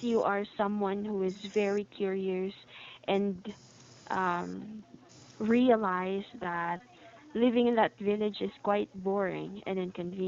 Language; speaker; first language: English; non-native, fluent; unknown